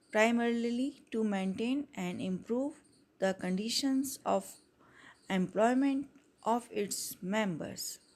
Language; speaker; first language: English; non-native, local second language; Hindi